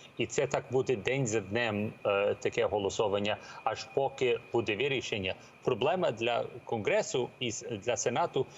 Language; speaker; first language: Ukrainian; early bilingual, heritage; Ukrainian